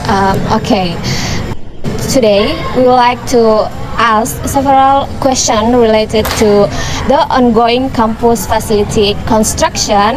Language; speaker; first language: English; non-native, learner; Indonesian